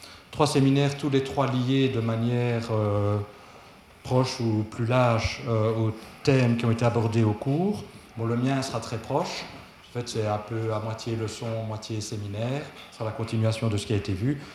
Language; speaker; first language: French; native; French